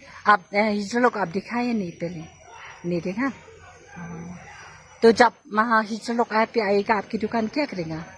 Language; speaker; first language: Hindi; non-native, local second language; Khasi